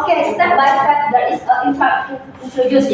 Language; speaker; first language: English; non-native, learner; Indonesian